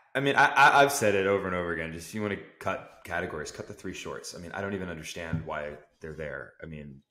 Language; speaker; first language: English; native; English